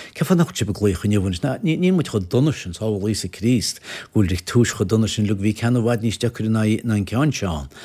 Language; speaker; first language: Irish; native; Irish